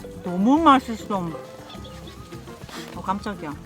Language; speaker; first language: Korean; native; Korean